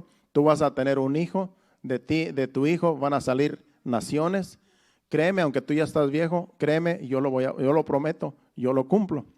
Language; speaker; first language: Spanish; native; Spanish